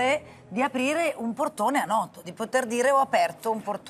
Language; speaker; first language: Italian; native; Italian